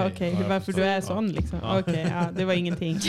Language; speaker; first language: Swedish; native; Swedish